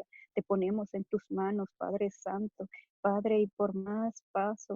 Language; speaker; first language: Spanish; native; Spanish